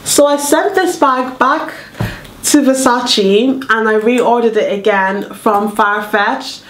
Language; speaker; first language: English; native; English